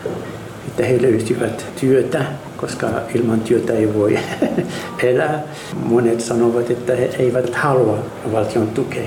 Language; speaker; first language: Finnish; non-native, learner; Arabic